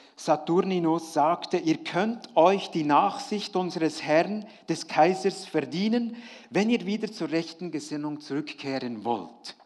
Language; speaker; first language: German; native; German